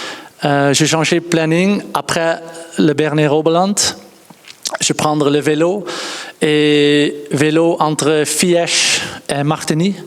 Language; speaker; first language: French; non-native, learner; Dutch